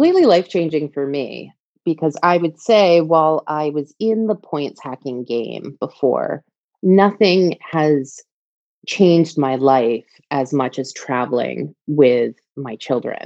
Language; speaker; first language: English; native; English